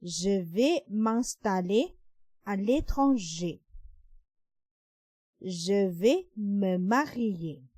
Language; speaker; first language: French; non-native, fluent; Thai